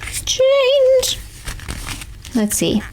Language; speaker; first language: English; native; English